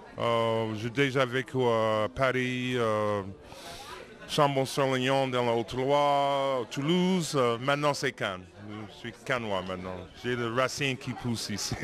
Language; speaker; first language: French; non-native, fluent; English